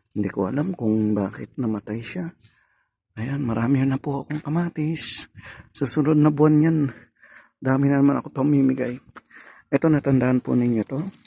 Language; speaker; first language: Filipino; native; Filipino